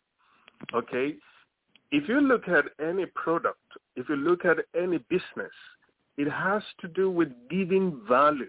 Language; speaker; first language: English; non-native, local second language; Yoruba